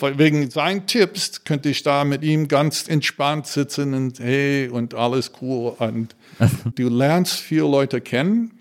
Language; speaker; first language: German; non-native, fluent; English